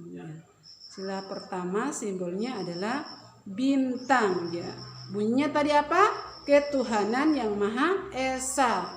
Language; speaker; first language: Indonesian; native; Indonesian